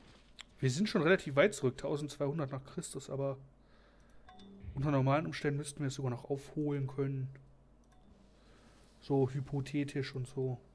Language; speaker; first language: German; native; German